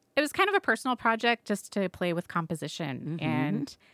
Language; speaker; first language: English; native; English